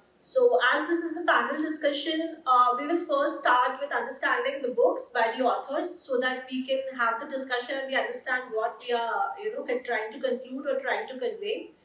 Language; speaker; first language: English; non-native, local second language; Hindi